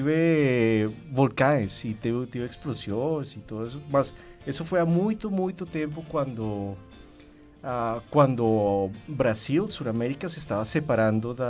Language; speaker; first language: Portuguese; non-native, fluent; Spanish